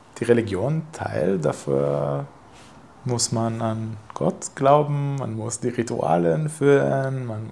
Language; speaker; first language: German; non-native, fluent; Hebrew